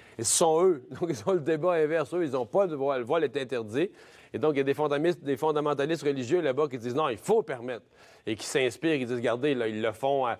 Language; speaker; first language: French; native; French